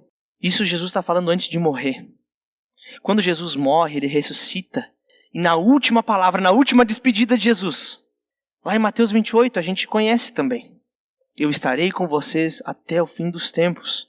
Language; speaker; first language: Portuguese; native; Portuguese